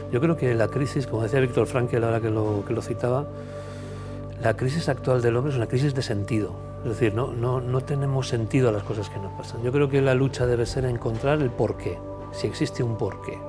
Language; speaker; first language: Spanish; native; Spanish